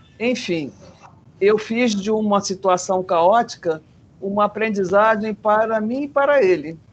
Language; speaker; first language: Portuguese; native; Portuguese